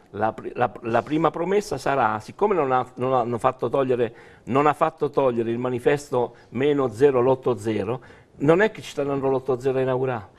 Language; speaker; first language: Italian; native; Italian